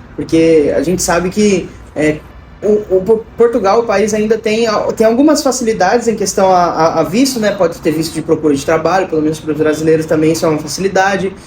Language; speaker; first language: Portuguese; native; Portuguese